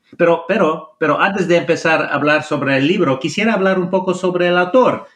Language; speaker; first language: Spanish; non-native, fluent; English